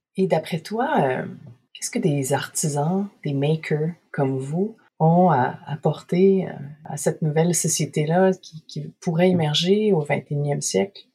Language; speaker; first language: French; native; French